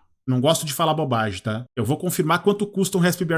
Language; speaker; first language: Portuguese; native; Portuguese